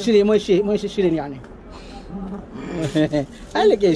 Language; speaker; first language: Arabic; non-native, learner; Indonesian